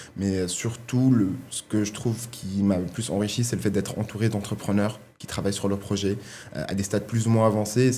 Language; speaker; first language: French; non-native, local second language; Arabic